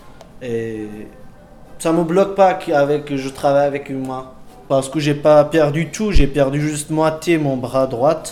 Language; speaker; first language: French; non-native, learner; Kurdish